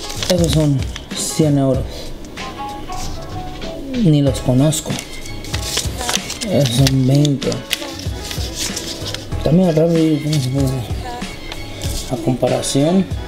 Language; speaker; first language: Spanish; early bilingual, heritage; Spanish